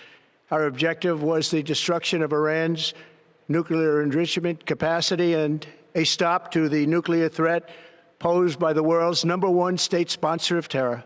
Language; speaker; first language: English; native; English